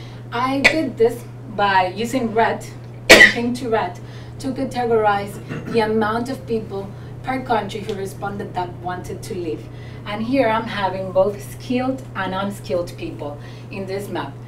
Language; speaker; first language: English; non-native, fluent; Spanish